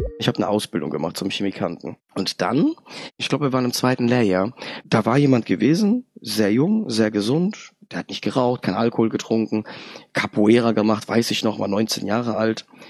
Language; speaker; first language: German; early bilingual, other home language; Polish